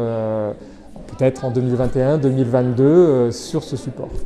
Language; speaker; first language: French; native; French